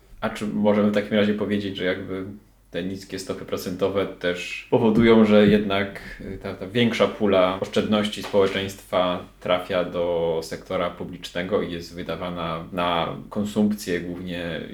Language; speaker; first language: Polish; native; Polish